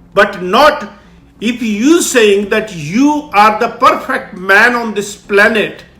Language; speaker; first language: English; non-native, local second language; Punjabi